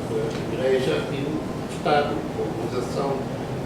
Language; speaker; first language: Portuguese; non-native, fluent; Dutch